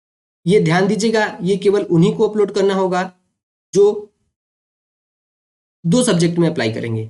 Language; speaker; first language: Hindi; native; Hindi